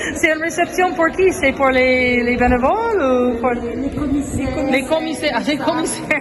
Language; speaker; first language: French; non-native, fluent; English